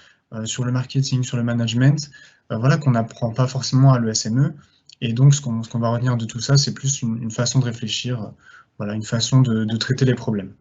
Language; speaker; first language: French; native; French